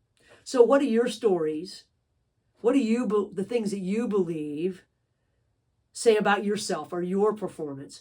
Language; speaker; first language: English; native; English